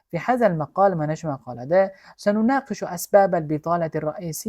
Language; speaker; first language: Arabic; non-native, fluent; Uzbek